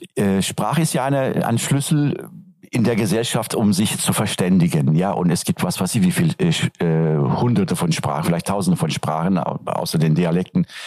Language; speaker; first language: German; non-native, fluent; Turkish